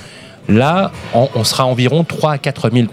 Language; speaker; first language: French; native; French